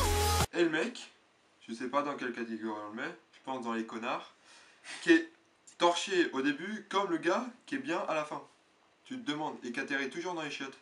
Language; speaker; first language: French; native; French